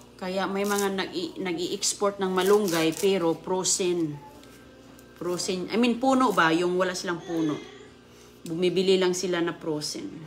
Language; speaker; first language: Filipino; non-native, local second language; Cebuano